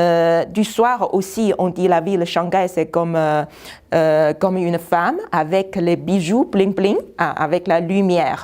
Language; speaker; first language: French; non-native, fluent; Chinese